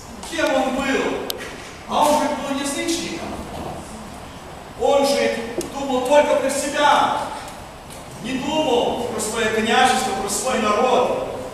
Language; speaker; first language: Russian; early bilingual, heritage; Russian